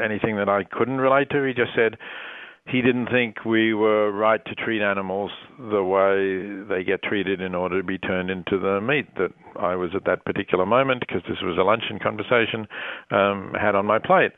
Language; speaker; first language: English; native; English